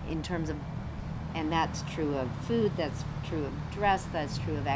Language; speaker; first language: English; native; English